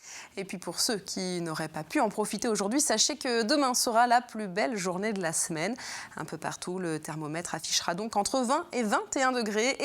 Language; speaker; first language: French; native; French